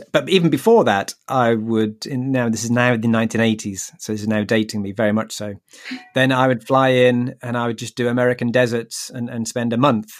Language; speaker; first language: English; native; English